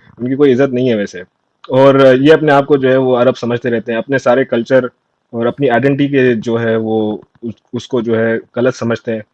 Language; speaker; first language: Urdu; non-native, local second language; Sindhi